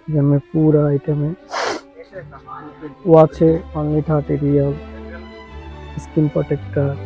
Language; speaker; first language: Hindi; non-native, learner; Bangla